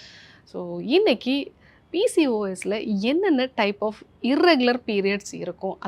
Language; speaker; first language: Tamil; native; Tamil